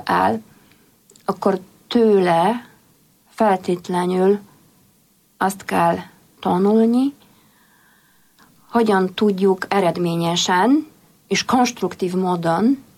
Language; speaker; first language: Hungarian; non-native, fluent; Polish